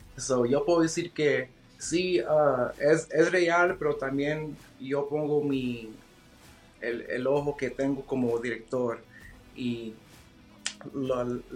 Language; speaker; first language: Spanish; early bilingual, heritage; Spanish